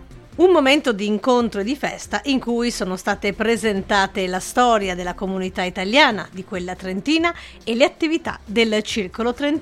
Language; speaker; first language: Italian; native; Italian